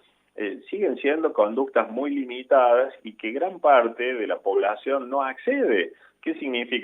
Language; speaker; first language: Spanish; native; Spanish